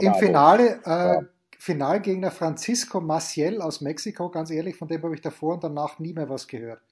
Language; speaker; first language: German; native; German